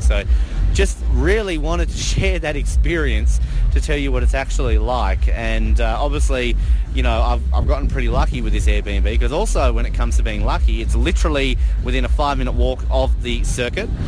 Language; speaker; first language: English; native; English